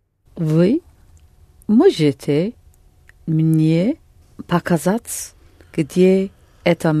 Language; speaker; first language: Russian; non-native, learner; English